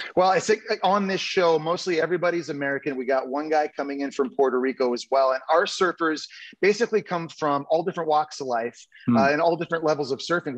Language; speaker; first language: English; native; English